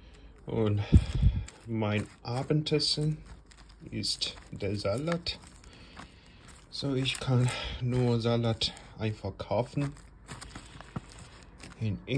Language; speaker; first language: German; non-native, learner; Korean